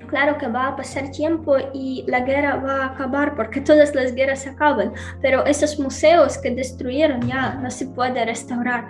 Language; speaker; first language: Spanish; non-native, fluent; Ukrainian